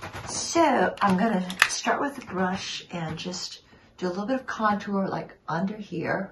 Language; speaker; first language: English; native; English